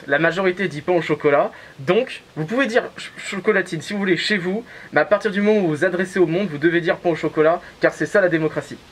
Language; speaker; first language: French; native; French